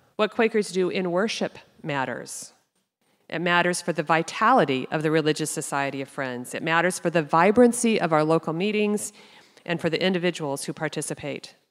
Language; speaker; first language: English; native; English